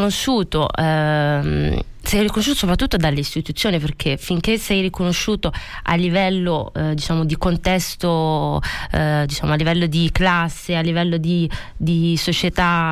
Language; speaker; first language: Italian; early bilingual, other home language; Arabic